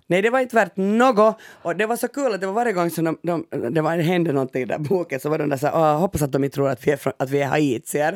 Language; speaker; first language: Swedish; native; Swedish